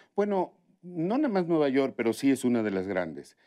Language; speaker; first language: Spanish; native; Spanish